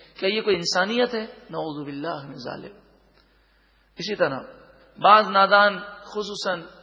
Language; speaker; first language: Urdu; native; Urdu